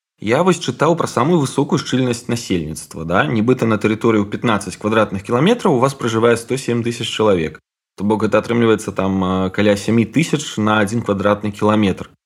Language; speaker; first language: Belarusian; non-native, local second language; Russian